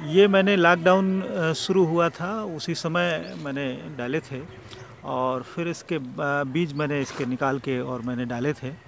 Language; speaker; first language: Hindi; native; Hindi